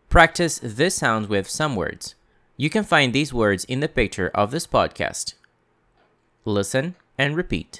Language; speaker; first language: English; non-native, fluent; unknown